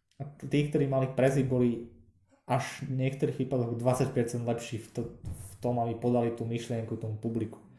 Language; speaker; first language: Slovak; native; Slovak